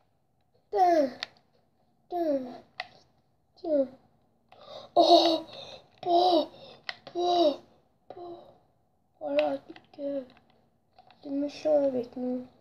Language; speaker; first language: French; native; French